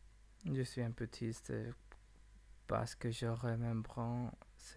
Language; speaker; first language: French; non-native, learner; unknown